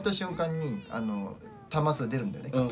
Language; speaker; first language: Japanese; native; Japanese